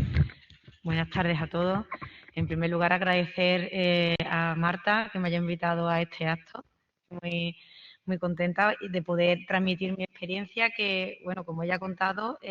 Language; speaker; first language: Spanish; native; Spanish